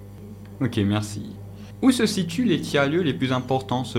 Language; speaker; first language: French; native; French